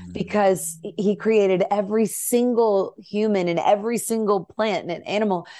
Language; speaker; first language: English; native; English